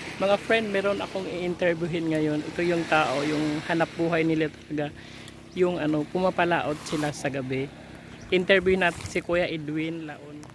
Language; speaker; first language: Filipino; non-native, local second language; Cebuano